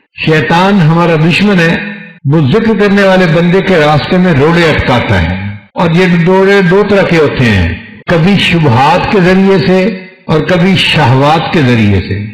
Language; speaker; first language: Urdu; non-native, local second language; Punjabi